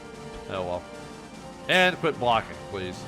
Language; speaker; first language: English; native; English